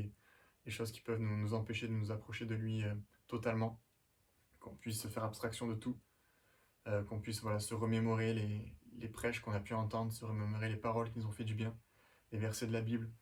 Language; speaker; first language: French; native; French